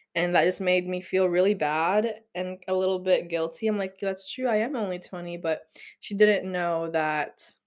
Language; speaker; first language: English; non-native, local second language; Filipino